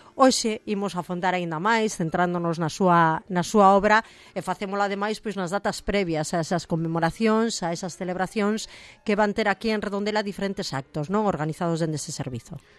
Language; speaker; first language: Galician; native; Galician